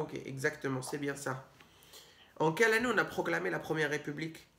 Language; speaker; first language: French; native; French